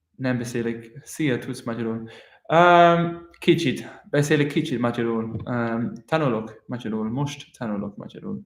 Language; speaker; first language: Hungarian; non-native, learner; Danish